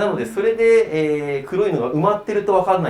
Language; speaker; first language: Japanese; native; Japanese